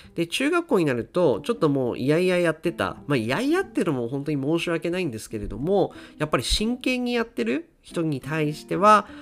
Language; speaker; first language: Japanese; native; Japanese